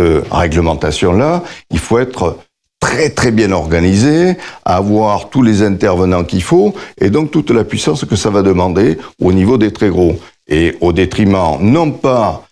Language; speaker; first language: French; native; French